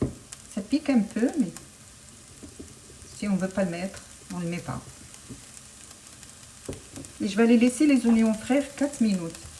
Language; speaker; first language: French; non-native, local second language; Arabic